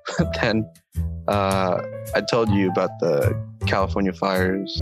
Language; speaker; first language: English; native; English